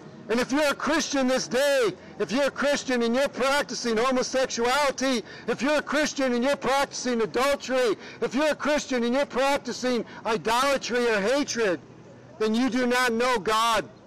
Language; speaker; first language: English; native; English